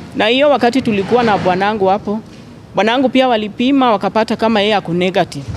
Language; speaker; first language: Swahili; non-native, local second language; Luo (Kenya and Tanzania)